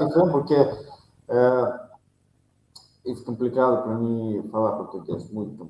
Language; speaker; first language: Portuguese; non-native, learner; Russian